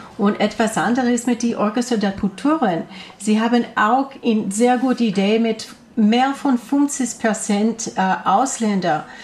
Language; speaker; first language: German; non-native, learner; French